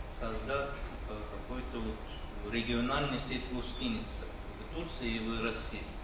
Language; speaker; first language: Russian; non-native, fluent; Turkish